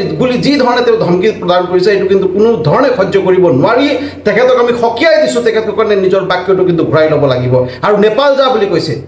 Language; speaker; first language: Assamese; non-native, local second language; Nepali